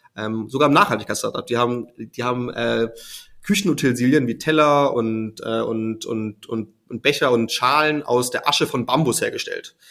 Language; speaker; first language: German; native; German